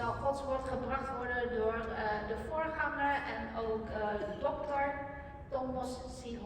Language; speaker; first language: Dutch; non-native, fluent; Indonesian